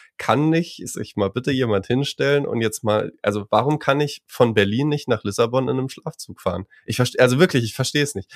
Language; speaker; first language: German; native; German